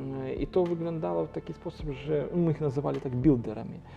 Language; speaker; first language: Polish; non-native, local second language; Ukrainian